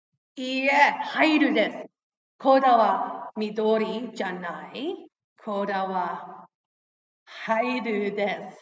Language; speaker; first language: Japanese; non-native, fluent; English